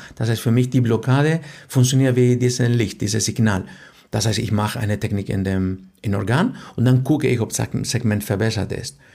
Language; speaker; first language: German; non-native, fluent; Spanish